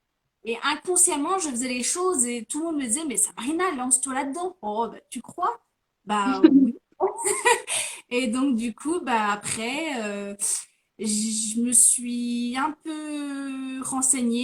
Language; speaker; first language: French; native; French